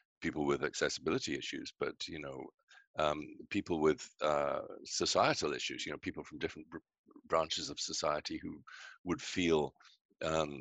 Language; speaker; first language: English; native; English